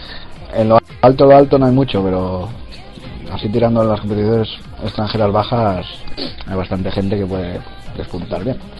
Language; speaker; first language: Spanish; native; Spanish